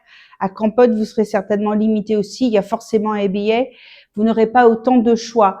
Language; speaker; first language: French; native; French